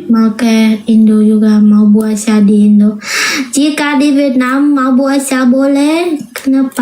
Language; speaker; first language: Indonesian; non-native, learner; Vietnamese